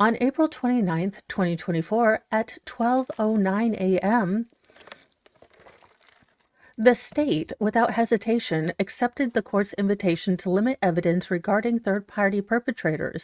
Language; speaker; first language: English; native; English